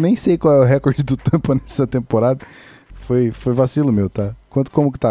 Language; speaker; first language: Portuguese; native; Portuguese